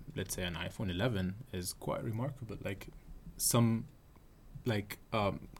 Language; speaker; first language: English; non-native, fluent; Arabic